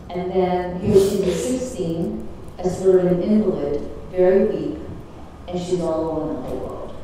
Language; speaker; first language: English; early bilingual, other home language; Czech